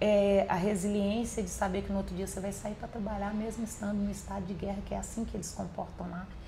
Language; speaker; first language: Portuguese; native; Portuguese